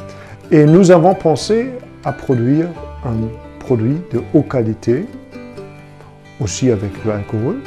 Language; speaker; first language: French; non-native, fluent; German